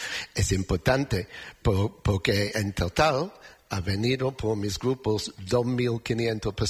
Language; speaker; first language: Spanish; non-native, fluent; English